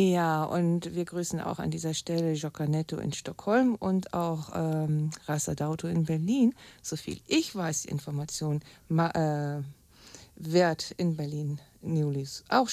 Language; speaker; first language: German; native; German